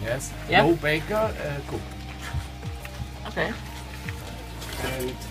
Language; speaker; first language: English; non-native, learner; German